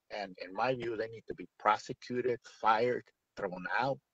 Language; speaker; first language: English; native; English